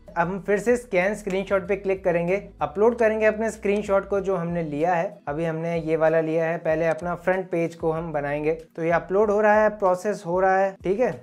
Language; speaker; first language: Hindi; native; Hindi